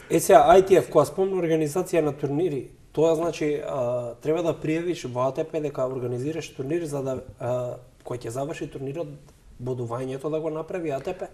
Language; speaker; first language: Macedonian; native; Macedonian